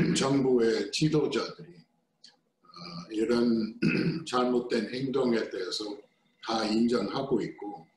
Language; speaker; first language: Korean; non-native, fluent; English